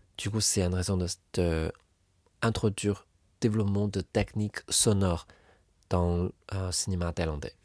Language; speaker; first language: French; non-native, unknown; Chinese